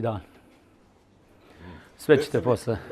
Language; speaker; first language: Bosnian; native; Bosnian